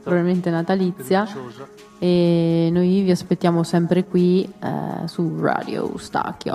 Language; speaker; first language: Italian; native; Italian